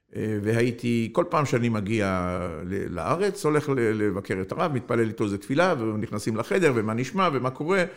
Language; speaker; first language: Hebrew; non-native, fluent; Arabic